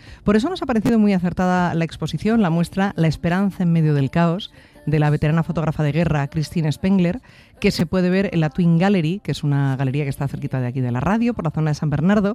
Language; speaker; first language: Spanish; native; Spanish